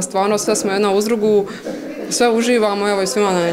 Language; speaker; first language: Bosnian; native; Bosnian